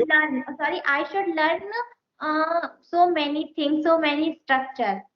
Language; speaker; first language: English; non-native, learner; Hindi